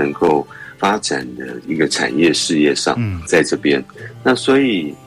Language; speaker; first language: Chinese; native; Chinese